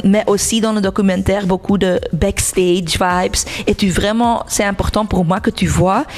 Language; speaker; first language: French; non-native, local second language; Dutch